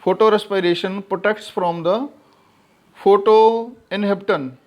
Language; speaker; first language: English; non-native, local second language; Punjabi